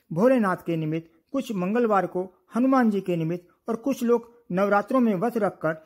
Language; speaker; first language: Hindi; native; Hindi